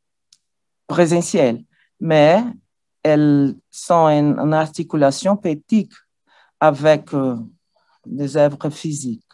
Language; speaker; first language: French; non-native, learner; Portuguese